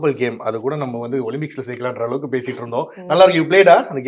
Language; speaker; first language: Tamil; native; Tamil